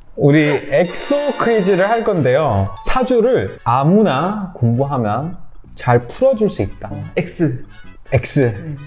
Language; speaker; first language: Korean; non-native, fluent; Persian